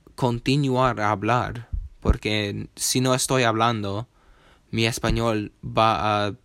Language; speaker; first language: Spanish; non-native, learner; English